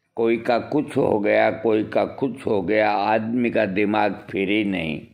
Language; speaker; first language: Hindi; native; Hindi